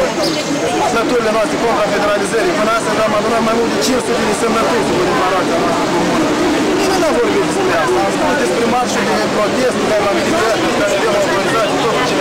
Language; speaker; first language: Romanian; native; Romanian